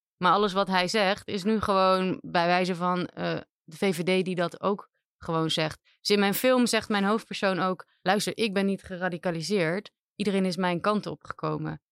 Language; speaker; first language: Dutch; native; Dutch